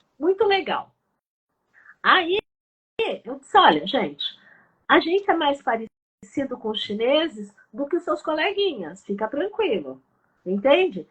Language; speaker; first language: Portuguese; early bilingual, other home language; Chinese